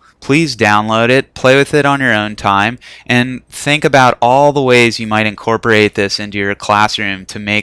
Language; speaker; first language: English; native; English